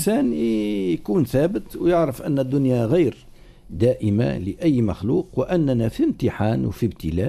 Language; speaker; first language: Arabic; native; Arabic